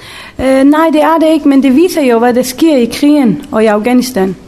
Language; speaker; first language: Danish; early bilingual, other home language; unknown